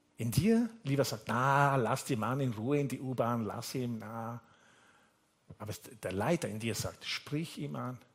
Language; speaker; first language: German; non-native, fluent; Italian